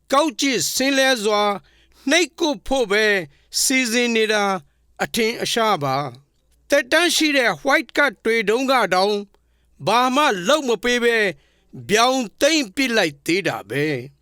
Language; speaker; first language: Burmese; non-native, local second language; Rohingya